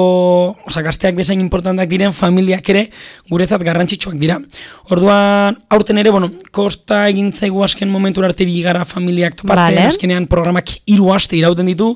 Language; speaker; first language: Basque; native; Basque